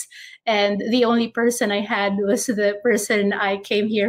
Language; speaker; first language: English; non-native, local second language; Filipino